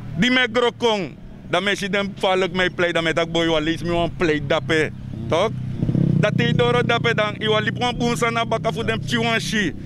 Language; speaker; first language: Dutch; native; Dutch